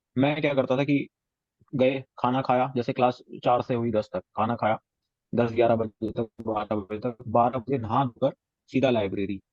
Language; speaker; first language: Hindi; native; Hindi